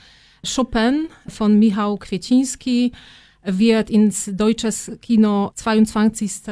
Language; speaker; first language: German; non-native, fluent; Polish